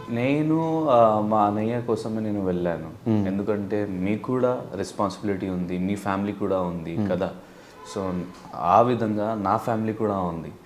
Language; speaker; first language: Telugu; non-native, learner; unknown